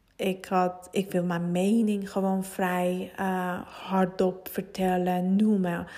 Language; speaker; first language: Dutch; non-native, fluent; Persian